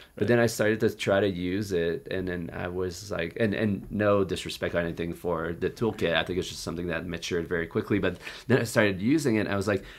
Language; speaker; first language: English; native; English